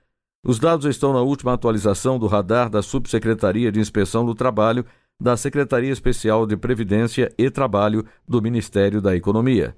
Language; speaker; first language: Portuguese; native; Portuguese